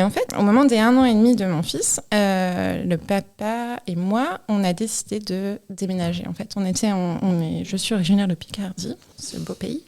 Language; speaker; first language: French; native; French